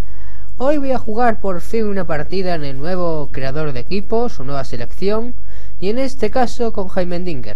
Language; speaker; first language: Spanish; native; Spanish